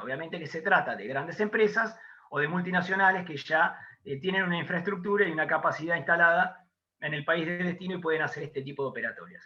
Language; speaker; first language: Spanish; native; Spanish